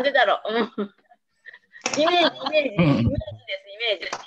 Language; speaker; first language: Japanese; non-native, learner; Indonesian